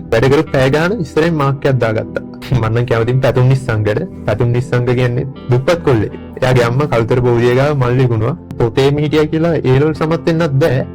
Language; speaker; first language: Sinhala; native; Sinhala